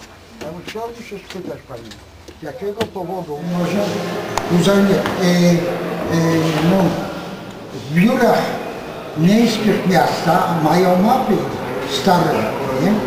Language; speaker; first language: Polish; non-native, local second language; Yiddish